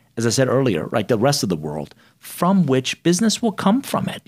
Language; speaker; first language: English; non-native, fluent; Persian